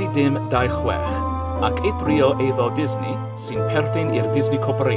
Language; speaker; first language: Welsh; non-native, learner; English